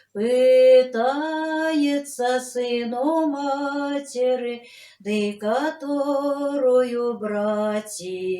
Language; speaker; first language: Belarusian; native; Belarusian